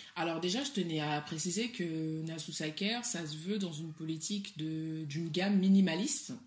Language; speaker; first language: French; early bilingual, other home language; Soninke